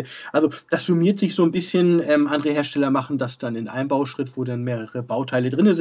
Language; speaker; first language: German; native; German